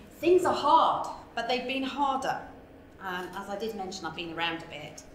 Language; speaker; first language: English; native; English